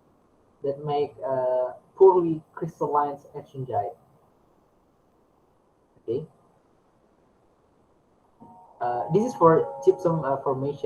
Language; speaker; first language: English; non-native, learner; Indonesian